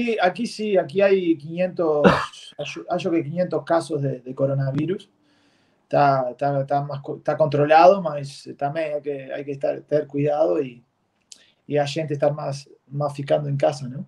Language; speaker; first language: Portuguese; non-native, fluent; Spanish